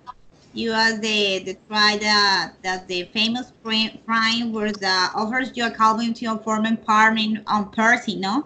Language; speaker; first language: English; non-native, learner; Spanish